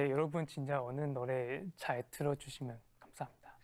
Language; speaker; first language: Korean; non-native, fluent; Chinese